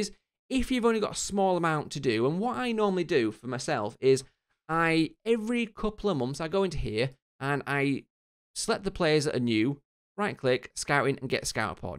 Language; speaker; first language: English; native; English